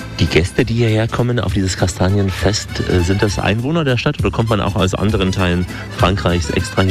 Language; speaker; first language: German; native; German